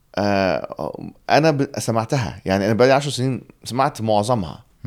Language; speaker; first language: Arabic; early bilingual, heritage; Arabic